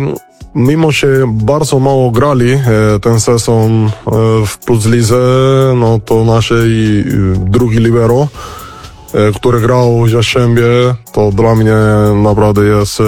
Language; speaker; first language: Polish; non-native, learner; Spanish